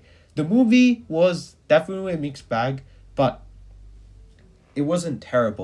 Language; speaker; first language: English; native; English